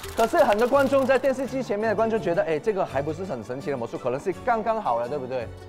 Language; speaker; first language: Chinese; non-native, local second language; Cantonese